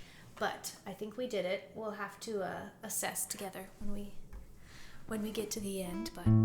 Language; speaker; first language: English; native; English